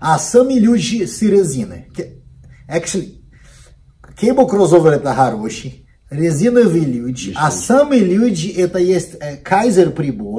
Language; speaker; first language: Russian; non-native, learner; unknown